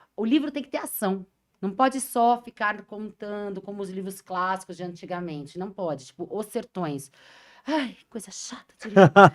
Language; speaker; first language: Portuguese; native; Portuguese